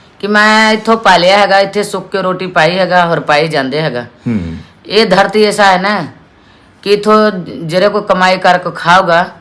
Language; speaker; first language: Punjabi; non-native, local second language; Hindi